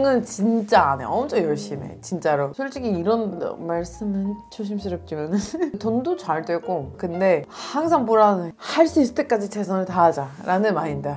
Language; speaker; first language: Korean; non-native, fluent; Georgian